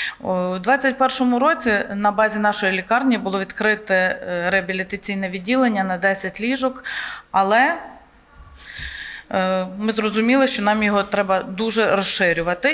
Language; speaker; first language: Ukrainian; native; Ukrainian